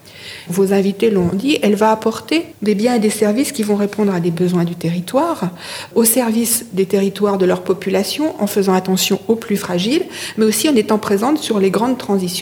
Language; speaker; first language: French; native; French